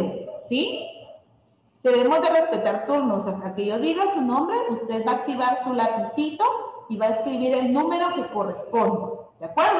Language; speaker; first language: Spanish; native; Spanish